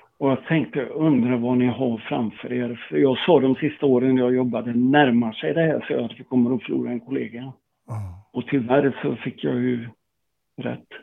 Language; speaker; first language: Swedish; native; Swedish